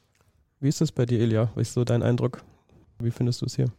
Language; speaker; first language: German; native; German